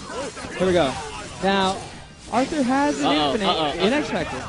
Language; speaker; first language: English; native; English